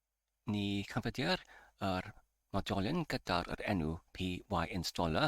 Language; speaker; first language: Welsh; non-native, learner; English